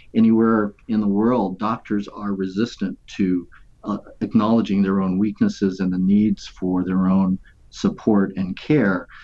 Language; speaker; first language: English; native; English